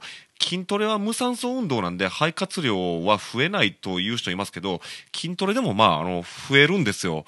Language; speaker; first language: Japanese; native; Japanese